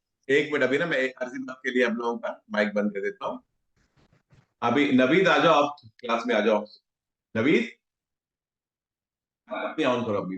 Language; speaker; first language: Hindi; native; Hindi